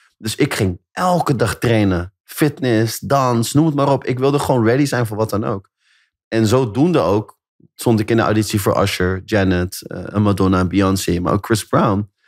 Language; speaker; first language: Dutch; native; Dutch